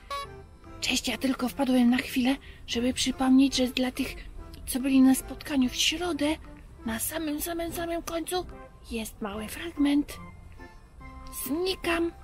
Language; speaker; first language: Polish; native; Polish